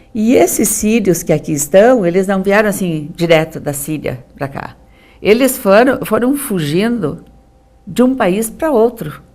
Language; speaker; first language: Portuguese; native; Portuguese